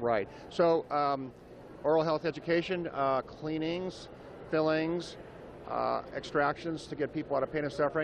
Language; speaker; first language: English; native; English